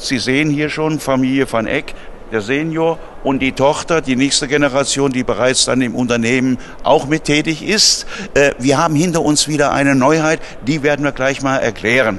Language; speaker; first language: German; native; German